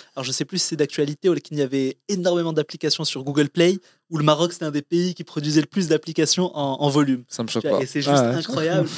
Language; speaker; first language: French; non-native, local second language; Arabic